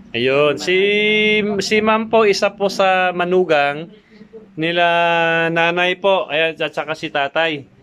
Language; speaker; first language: Filipino; non-native, local second language; Cebuano